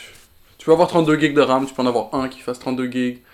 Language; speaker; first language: French; native; French